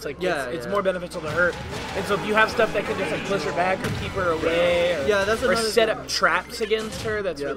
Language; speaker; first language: English; native; English